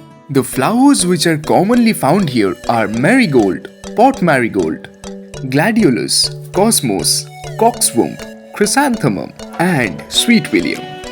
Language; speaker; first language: English; non-native, local second language; Bangla